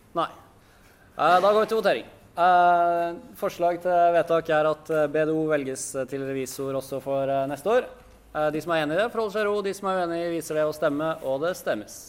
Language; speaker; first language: Norwegian; native; Norwegian